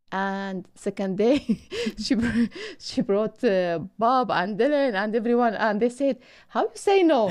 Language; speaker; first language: English; non-native, learner; Arabic